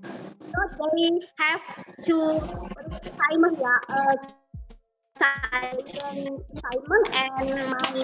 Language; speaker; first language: English; non-native, learner; Indonesian